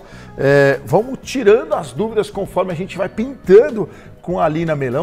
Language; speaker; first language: Portuguese; native; Portuguese